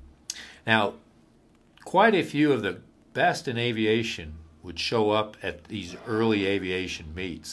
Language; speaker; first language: English; native; English